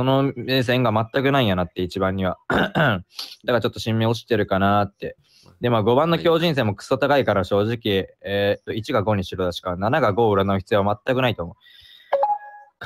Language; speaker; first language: Japanese; native; Japanese